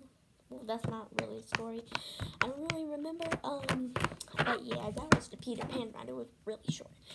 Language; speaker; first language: English; native; English